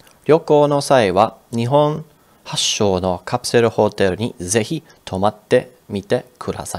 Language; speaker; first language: Japanese; non-native, fluent; English